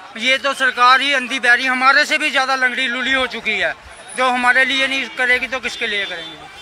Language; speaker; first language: Hindi; native; Hindi